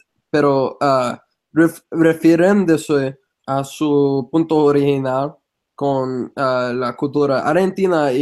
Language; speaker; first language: Spanish; non-native, fluent; English